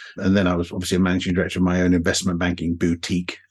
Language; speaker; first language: English; native; English